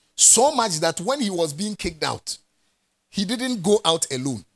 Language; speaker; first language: English; non-native, local second language; Akan